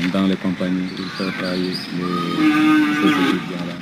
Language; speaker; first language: French; non-native, local second language; Telugu